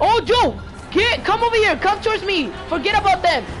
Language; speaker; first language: English; early bilingual, other home language; Spanish